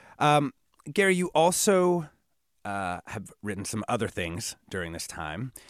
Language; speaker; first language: English; native; English